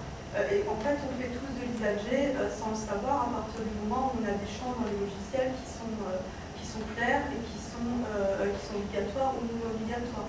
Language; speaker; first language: French; native; French